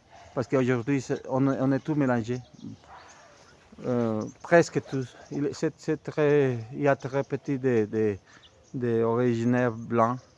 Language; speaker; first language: French; non-native, fluent; Spanish